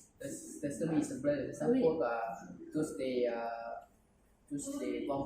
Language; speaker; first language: French; non-native, learner; Lao